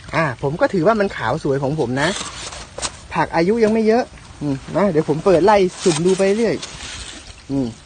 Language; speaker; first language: Thai; non-native, local second language; Northern Khmer